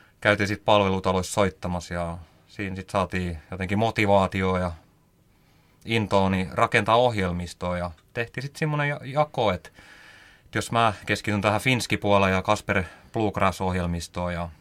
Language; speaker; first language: Finnish; native; Finnish